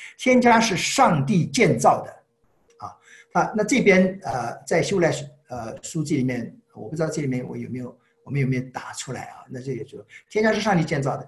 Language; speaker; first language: Chinese; native; Chinese